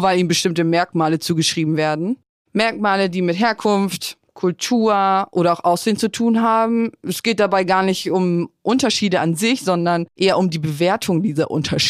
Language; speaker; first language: German; native; German